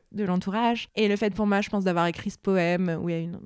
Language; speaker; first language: French; non-native, local second language; Arabic